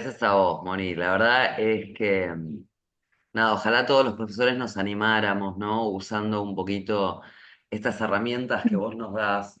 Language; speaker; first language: Spanish; native; Spanish